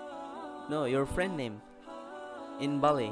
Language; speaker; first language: English; non-native, learner; Indonesian